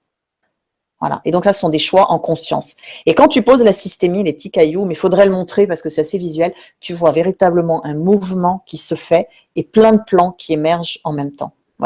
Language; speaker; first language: French; native; French